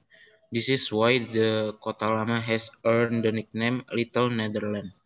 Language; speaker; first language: English; non-native, learner; Indonesian